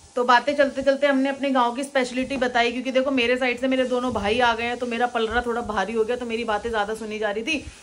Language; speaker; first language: Hindi; native; Hindi